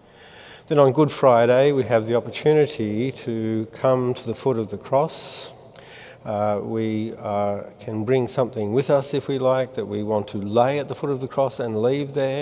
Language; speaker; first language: English; native; English